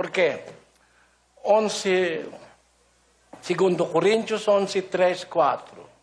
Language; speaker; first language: Portuguese; non-native, learner; Filipino